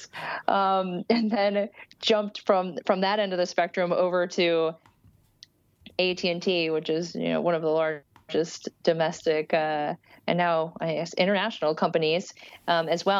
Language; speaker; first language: English; early bilingual, other home language; Portuguese